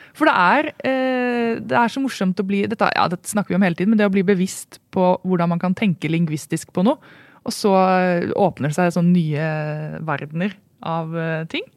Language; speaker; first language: Norwegian; native; Norwegian